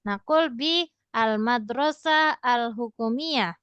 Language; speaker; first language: Arabic; non-native, fluent; Indonesian